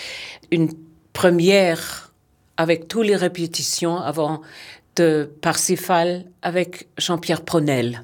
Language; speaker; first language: French; non-native, fluent; German